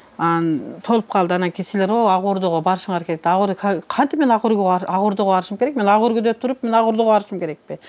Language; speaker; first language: Kyrgyz; native; Kyrgyz